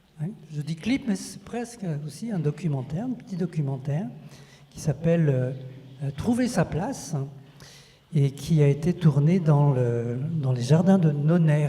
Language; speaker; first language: French; native; French